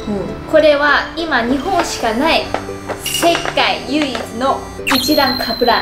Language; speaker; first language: Japanese; non-native, fluent; Chinese